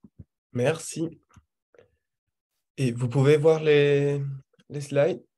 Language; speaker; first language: French; non-native, fluent; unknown